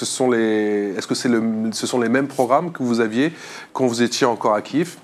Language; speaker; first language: French; native; French